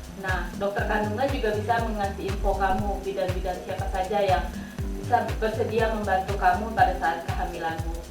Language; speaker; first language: Indonesian; native; Indonesian